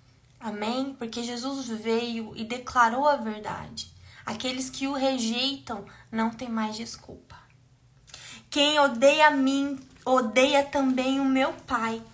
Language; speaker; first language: Portuguese; native; Portuguese